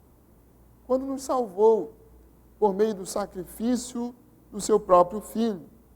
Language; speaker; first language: Portuguese; native; Portuguese